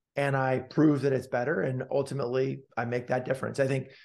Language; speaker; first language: English; native; English